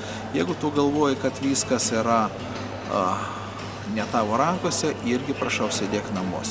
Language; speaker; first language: Lithuanian; native; Lithuanian